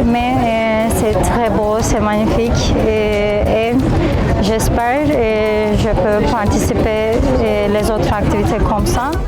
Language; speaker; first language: French; non-native, learner; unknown